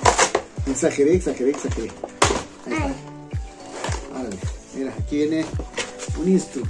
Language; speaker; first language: Spanish; native; Spanish